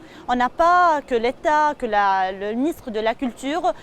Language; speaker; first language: French; non-native, local second language; Arabic